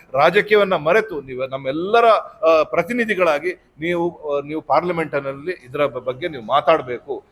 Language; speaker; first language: Kannada; native; Kannada